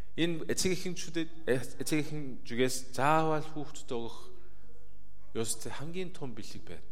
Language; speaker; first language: Mongolian; non-native, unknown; Korean